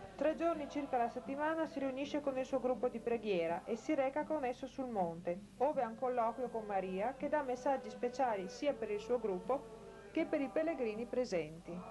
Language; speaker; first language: Italian; native; Italian